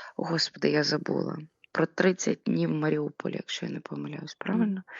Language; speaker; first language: Ukrainian; native; Ukrainian